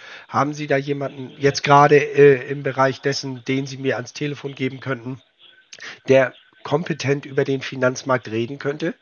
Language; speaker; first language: German; native; German